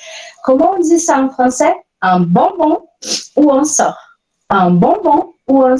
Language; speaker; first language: French; non-native, fluent; Portuguese